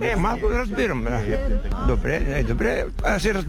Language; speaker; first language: Bulgarian; non-native, learner; Macedonian